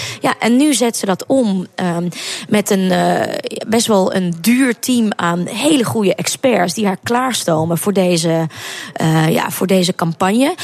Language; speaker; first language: Dutch; early bilingual, other home language; Russian